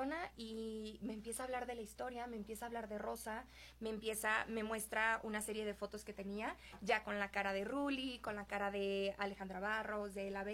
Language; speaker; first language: Spanish; native; Spanish